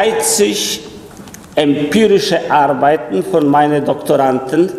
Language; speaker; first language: German; non-native, fluent; Polish